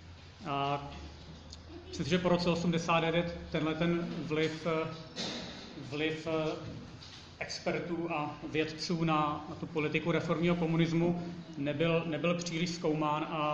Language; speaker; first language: Czech; native; Czech